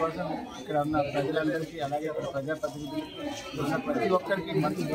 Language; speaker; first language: Telugu; native; Telugu